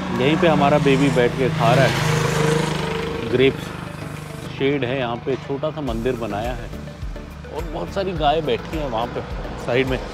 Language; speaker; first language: Hindi; non-native, local second language; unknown